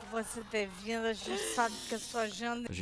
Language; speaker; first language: Portuguese; native; Portuguese